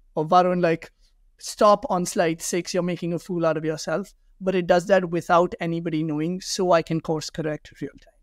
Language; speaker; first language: English; non-native, local second language; Hindi